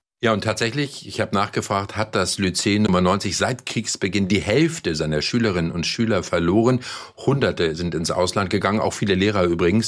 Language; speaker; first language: German; native; German